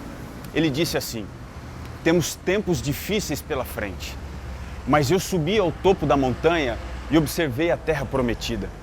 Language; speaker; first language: Portuguese; native; Portuguese